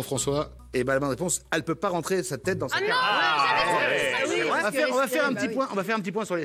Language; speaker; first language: French; native; French